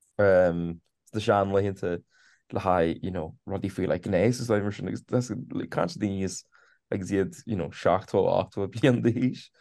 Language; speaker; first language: Irish; native; Irish